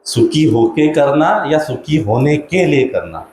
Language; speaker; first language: Hindi; non-native, local second language; Marathi